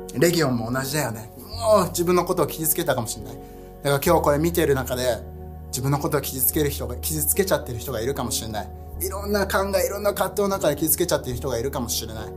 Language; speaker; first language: Japanese; early bilingual, heritage; Japanese